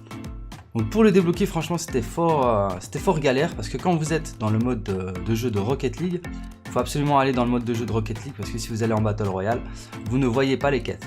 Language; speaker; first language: French; native; French